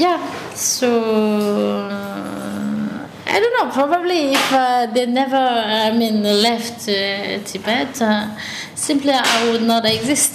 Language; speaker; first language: English; early bilingual, other home language; Tibetan